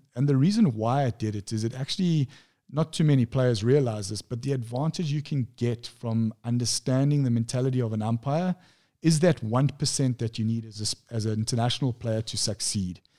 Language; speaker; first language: English; native; English